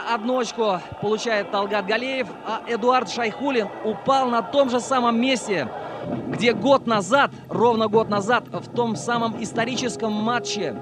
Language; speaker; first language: Russian; native; Russian